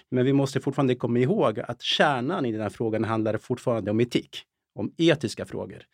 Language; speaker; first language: Swedish; early bilingual, other home language; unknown